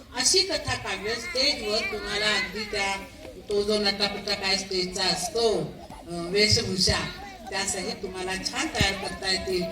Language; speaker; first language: Marathi; non-native, local second language; Marwari